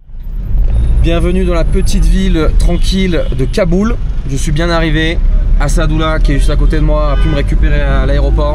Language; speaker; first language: French; native; French